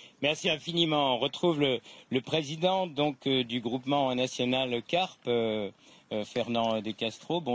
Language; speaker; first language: French; native; French